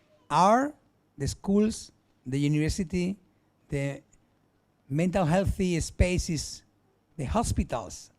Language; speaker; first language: English; non-native, learner; Spanish